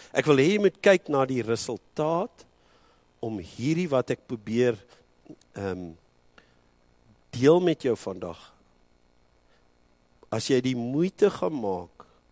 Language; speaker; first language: Afrikaans; early bilingual, heritage; Afrikaans